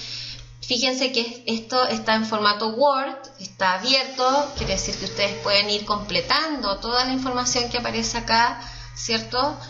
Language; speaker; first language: Spanish; native; Spanish